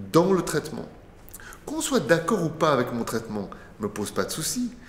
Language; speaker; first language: French; non-native, fluent; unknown